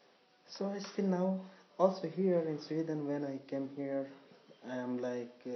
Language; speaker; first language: English; non-native, learner; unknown